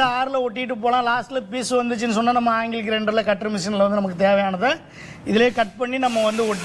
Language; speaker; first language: Tamil; native; Tamil